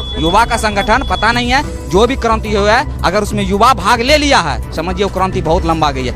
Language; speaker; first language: Hindi; native; Hindi